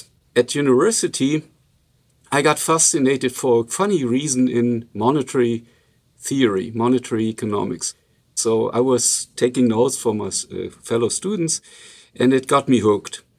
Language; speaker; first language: English; non-native, fluent; Luxembourgish